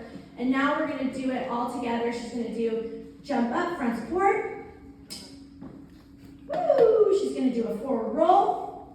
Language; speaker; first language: English; native; English